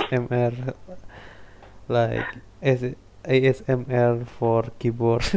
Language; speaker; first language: English; non-native, learner; Indonesian